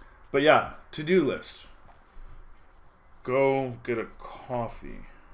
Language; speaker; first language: English; native; English